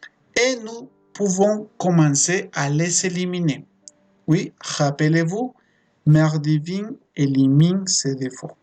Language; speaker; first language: French; non-native, fluent; Spanish